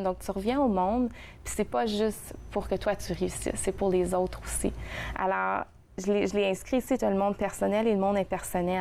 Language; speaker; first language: French; native; French